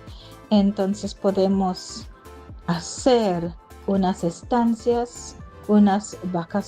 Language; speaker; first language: Spanish; non-native, fluent; English